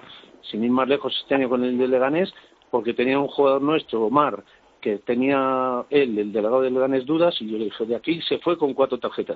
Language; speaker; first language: Spanish; native; Spanish